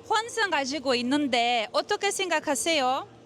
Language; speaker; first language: Korean; non-native, learner; Portuguese